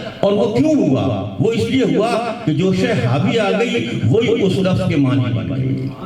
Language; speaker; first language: Urdu; native; Urdu